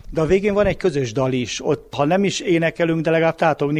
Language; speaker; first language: Hungarian; native; Hungarian